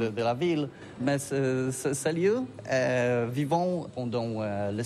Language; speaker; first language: French; non-native, learner; Polish